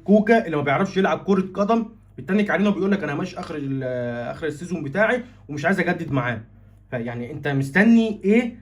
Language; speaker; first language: Arabic; native; Arabic